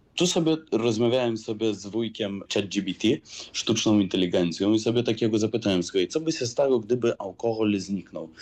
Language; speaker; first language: Polish; native; Polish